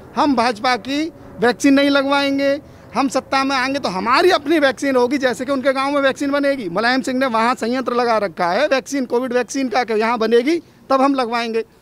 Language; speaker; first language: Hindi; native; Hindi